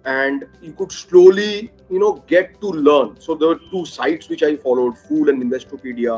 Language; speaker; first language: English; non-native, local second language; Bangla